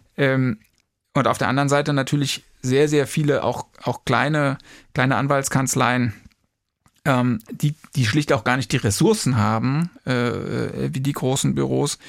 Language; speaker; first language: German; native; German